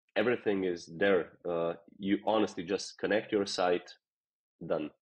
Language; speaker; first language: English; non-native, fluent; Slovenian